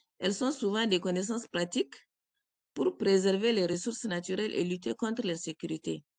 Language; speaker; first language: French; native; French